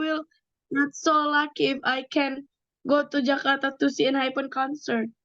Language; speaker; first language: English; non-native, learner; Indonesian